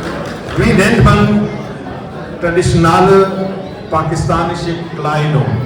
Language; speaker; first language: German; non-native, fluent; Urdu